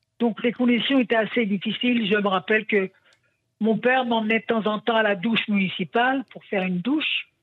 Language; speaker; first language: French; non-native, local second language; Yiddish